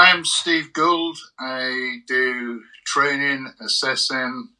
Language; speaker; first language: English; native; English